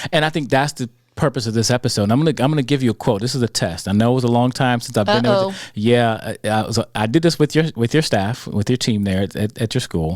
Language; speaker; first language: English; native; English